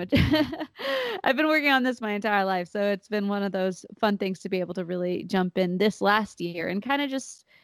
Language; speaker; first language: English; native; English